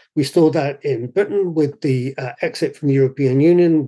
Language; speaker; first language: English; native; English